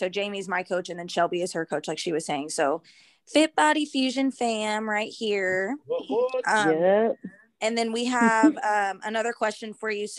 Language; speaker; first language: English; native; English